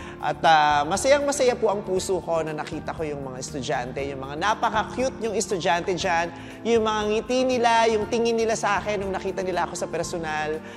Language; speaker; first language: Filipino; native; Filipino